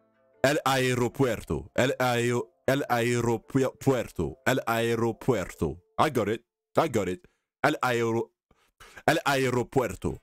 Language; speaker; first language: Spanish; non-native, learner; English